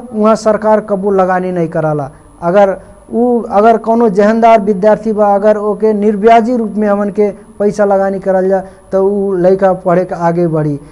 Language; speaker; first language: Bhojpuri; native; Bhojpuri